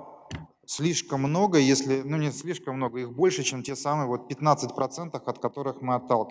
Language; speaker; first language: Russian; native; Russian